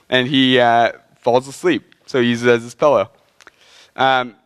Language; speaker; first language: English; native; English